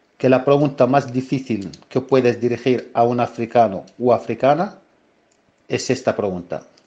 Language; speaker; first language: Spanish; non-native, fluent; Arabic